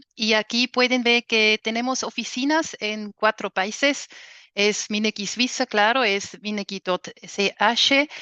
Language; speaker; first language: Spanish; non-native, fluent; German